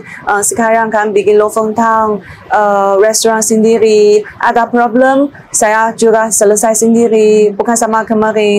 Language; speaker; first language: Indonesian; non-native, learner; Chinese